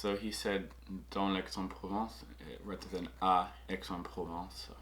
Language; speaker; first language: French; non-native, fluent; English